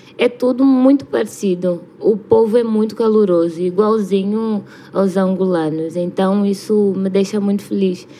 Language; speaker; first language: Portuguese; native; Portuguese